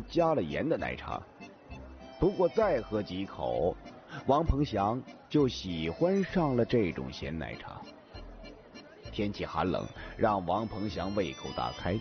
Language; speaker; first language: Chinese; native; Chinese